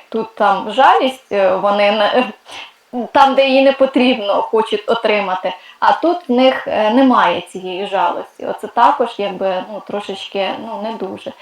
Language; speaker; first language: Ukrainian; non-native, local second language; Russian